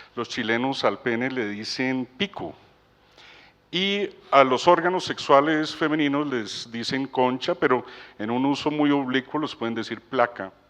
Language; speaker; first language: Spanish; native; Spanish